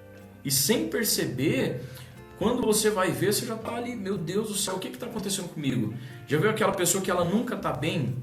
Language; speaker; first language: Portuguese; native; Portuguese